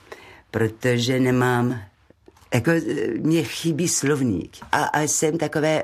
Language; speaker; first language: Czech; non-native, learner; French